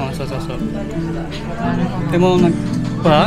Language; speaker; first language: Japanese; non-native, fluent; Indonesian